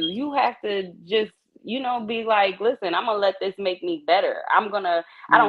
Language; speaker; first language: English; native; English